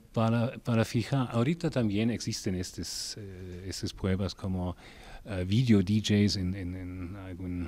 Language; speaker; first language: Spanish; non-native, learner; German